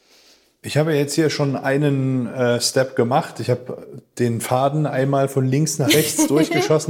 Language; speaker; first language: German; native; German